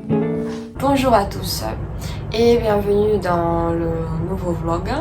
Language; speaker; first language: French; non-native, fluent; Russian